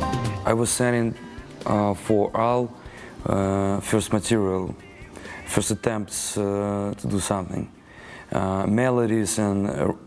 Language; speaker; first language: English; non-native, learner; Russian